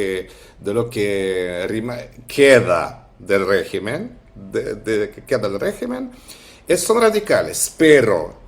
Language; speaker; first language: Spanish; non-native, fluent; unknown